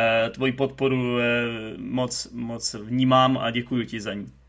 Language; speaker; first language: Czech; native; Czech